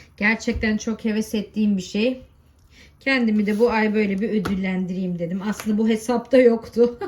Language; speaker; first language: Turkish; early bilingual, heritage; Turkish